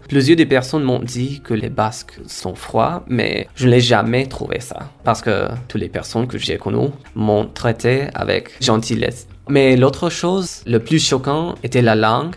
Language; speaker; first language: French; non-native, fluent; Kodava